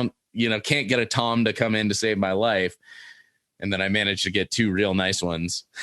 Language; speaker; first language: English; native; English